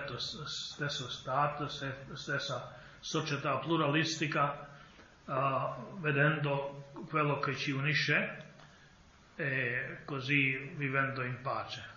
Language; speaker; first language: Italian; non-native, fluent; Croatian